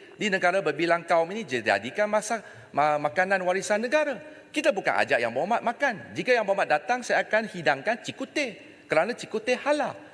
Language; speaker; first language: Malay; non-native, local second language; Chinese